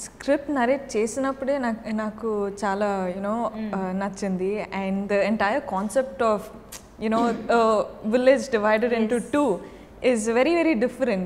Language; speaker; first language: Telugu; non-native, learner; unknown